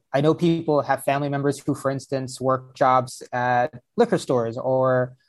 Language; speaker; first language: English; early bilingual, other home language; Hindi